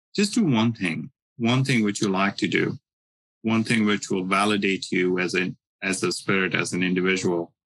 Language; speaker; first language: English; non-native, local second language; Hindi